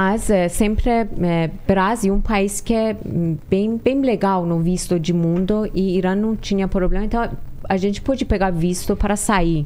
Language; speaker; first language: Portuguese; non-native, learner; Persian